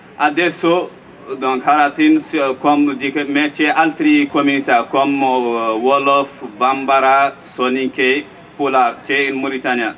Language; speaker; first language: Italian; non-native, learner; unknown